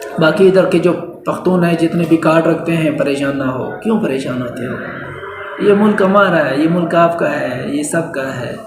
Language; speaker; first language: Urdu; non-native, local second language; Pashto